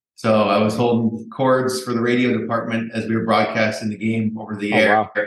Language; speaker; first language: English; native; English